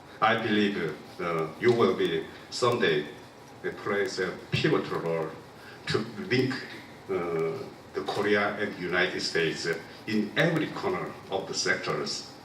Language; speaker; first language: English; non-native, local second language; Korean